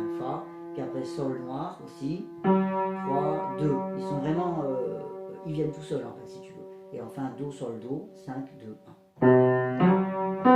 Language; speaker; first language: French; native; French